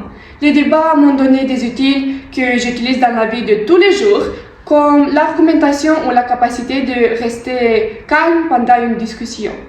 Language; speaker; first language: French; non-native, learner; Romanian